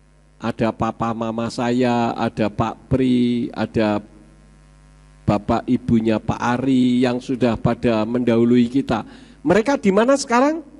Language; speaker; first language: Indonesian; native; Indonesian